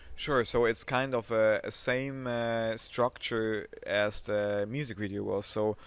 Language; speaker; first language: English; non-native, fluent; Swiss German